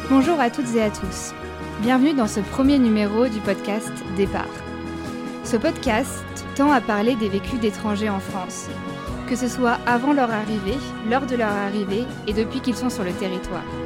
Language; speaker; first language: French; native; French